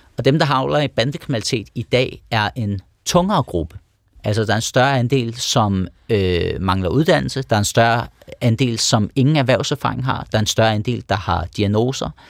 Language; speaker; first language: Danish; early bilingual, other home language; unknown